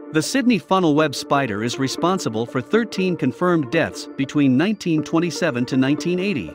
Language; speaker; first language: English; native; English